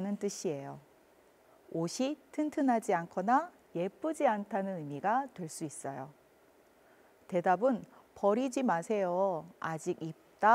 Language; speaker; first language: Korean; native; Korean